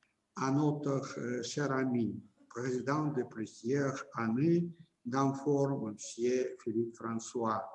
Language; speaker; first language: French; non-native, fluent; Ukrainian